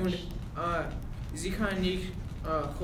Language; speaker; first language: German; non-native, learner; English